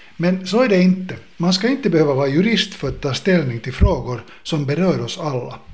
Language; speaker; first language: Swedish; native; Swedish